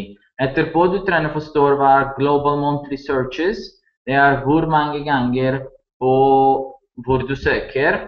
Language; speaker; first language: Norwegian; non-native, learner; Italian